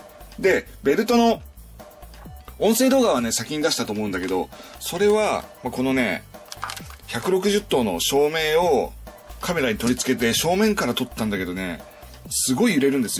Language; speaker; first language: Japanese; native; Japanese